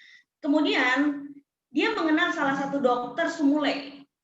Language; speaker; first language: Indonesian; native; Indonesian